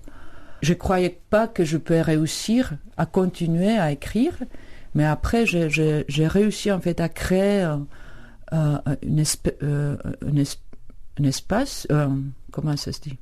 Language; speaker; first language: French; non-native, fluent; Czech